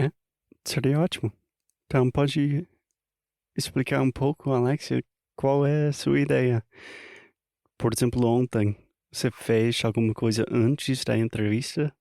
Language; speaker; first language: Portuguese; non-native, fluent; English